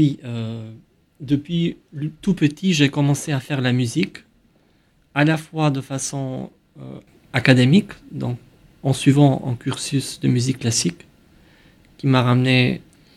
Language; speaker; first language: French; non-native, fluent; Albanian